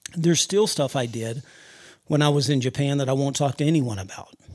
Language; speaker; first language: English; native; English